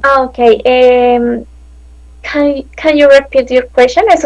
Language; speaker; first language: English; non-native, learner; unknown